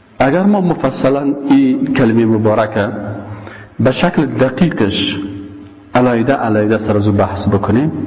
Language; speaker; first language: Persian; native; Persian